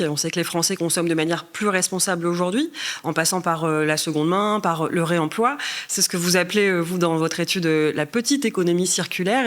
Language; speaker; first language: French; native; French